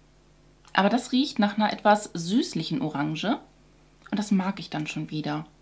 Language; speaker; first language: German; native; German